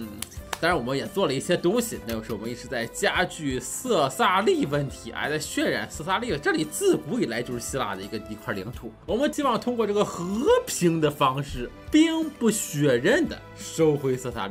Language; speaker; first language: Chinese; native; Chinese